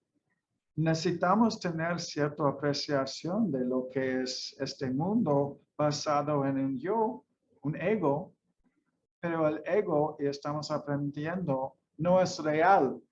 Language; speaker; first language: Spanish; non-native, fluent; English